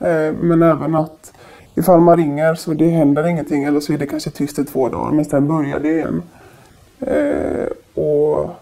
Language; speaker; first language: Swedish; native; Swedish